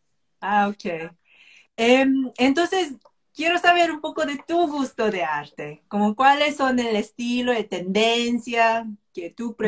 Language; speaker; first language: Spanish; non-native, fluent; Korean